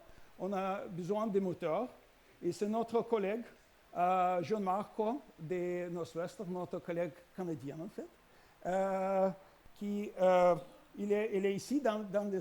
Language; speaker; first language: French; non-native, learner; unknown